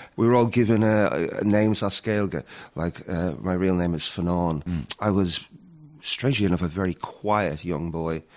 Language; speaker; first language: English; native; English